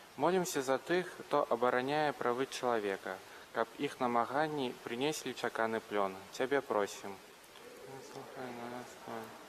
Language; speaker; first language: Belarusian; native; Belarusian